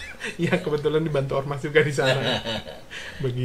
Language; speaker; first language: Indonesian; native; Indonesian